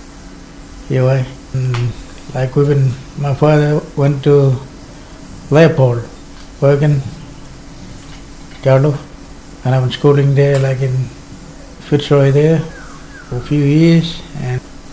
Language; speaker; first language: English; non-native, local second language; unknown